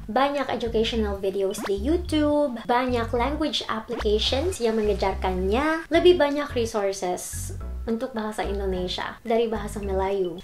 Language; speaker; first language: Indonesian; non-native, learner; Filipino